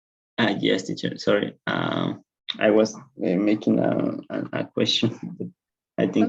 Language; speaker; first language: English; non-native, learner; Spanish